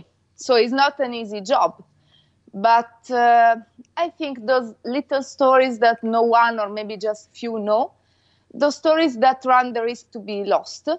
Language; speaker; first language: English; non-native, fluent; Italian